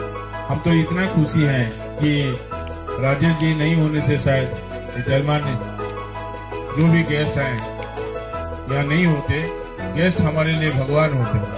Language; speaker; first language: Hindi; non-native, local second language; Odia